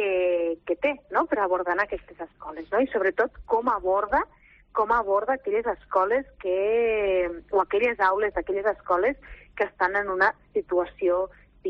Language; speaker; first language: Catalan; native; Catalan